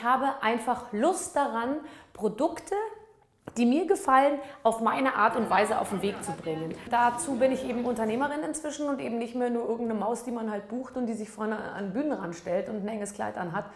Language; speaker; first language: German; native; German